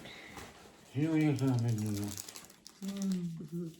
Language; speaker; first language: French; native; French